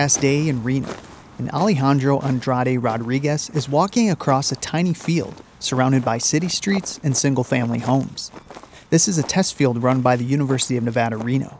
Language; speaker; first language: English; native; English